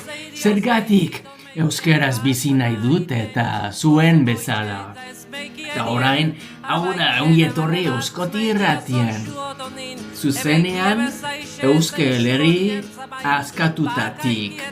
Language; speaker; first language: Basque; non-native, learner; English